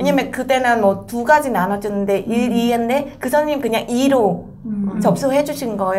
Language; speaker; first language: Korean; non-native, fluent; Vietnamese